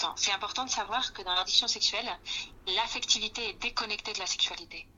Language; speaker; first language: French; non-native, fluent; Spanish